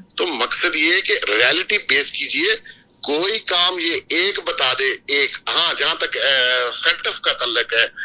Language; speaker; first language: Urdu; native; Urdu